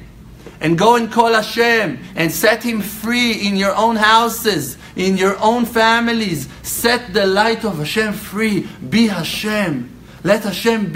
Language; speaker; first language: English; non-native, fluent; Hebrew